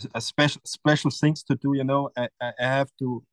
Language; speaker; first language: English; non-native, learner; German